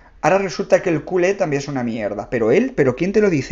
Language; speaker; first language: Spanish; native; Spanish